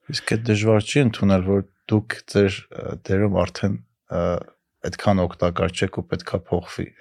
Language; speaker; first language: Armenian; native; Armenian